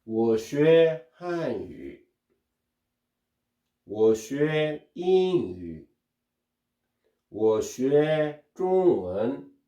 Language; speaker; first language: Chinese; non-native, fluent; Korean